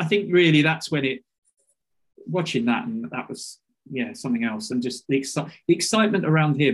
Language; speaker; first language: English; native; English